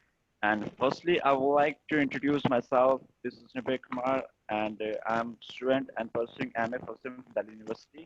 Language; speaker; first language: English; non-native, learner; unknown